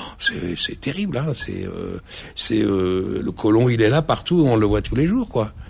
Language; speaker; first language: French; early bilingual, other home language; Arabic